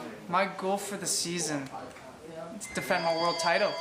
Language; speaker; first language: English; native; English